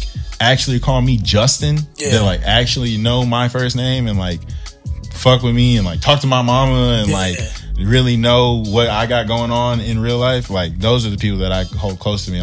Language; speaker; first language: English; native; English